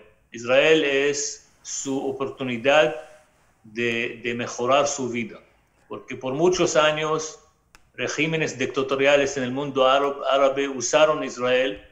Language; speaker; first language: Spanish; non-native, fluent; Arabic